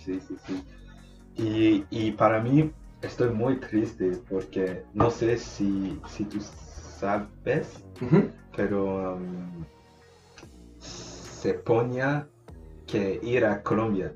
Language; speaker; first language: Spanish; non-native, learner; English